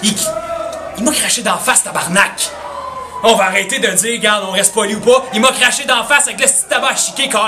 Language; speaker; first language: French; native; French